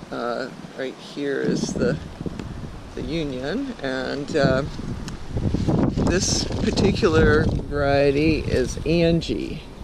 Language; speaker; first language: English; native; English